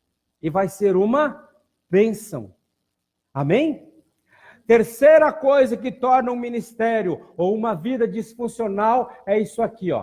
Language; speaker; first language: Portuguese; native; Portuguese